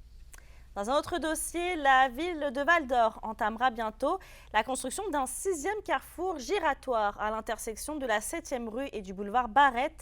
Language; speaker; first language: French; native; French